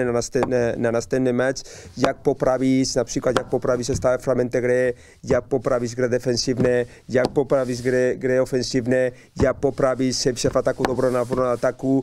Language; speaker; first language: Polish; non-native, learner; Spanish